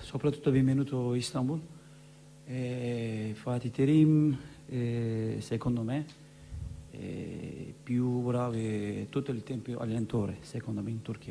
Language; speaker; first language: Italian; non-native, learner; Turkish